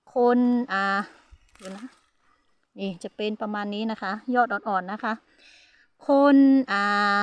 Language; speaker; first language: Thai; non-native, local second language; Hmong